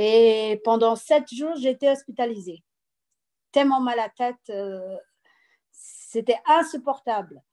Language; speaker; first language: French; non-native, fluent; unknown